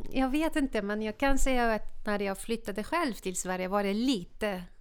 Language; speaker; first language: Swedish; non-native, fluent; Arabic